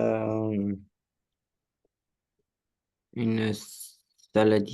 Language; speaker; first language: French; non-native, learner; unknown